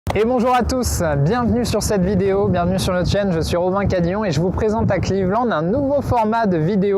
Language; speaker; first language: French; native; French